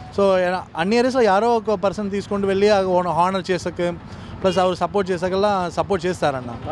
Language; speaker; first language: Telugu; non-native, learner; Tamil